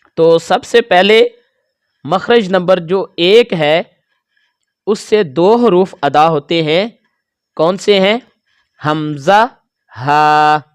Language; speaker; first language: Urdu; native; Urdu